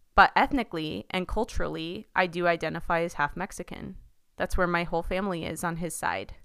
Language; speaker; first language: English; early bilingual, other home language; Spanish